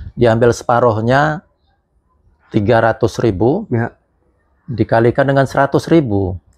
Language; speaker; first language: Indonesian; native; Indonesian